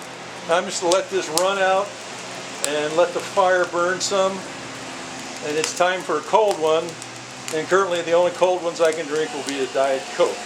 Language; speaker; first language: English; native; English